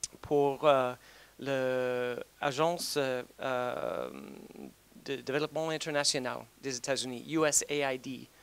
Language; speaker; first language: French; non-native, fluent; English